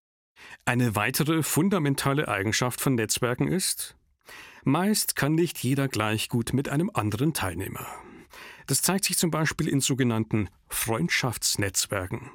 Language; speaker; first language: German; native; German